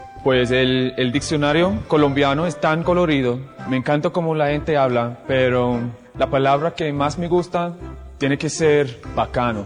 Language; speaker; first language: Spanish; non-native, fluent; English